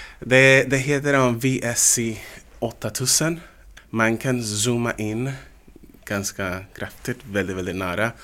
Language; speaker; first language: Swedish; non-native, fluent; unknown